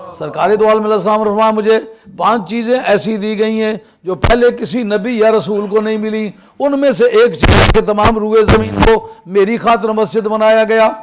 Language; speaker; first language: Urdu; non-native, local second language; Punjabi